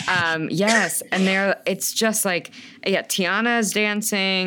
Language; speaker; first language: English; native; English